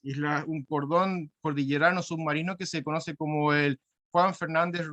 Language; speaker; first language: Spanish; native; Spanish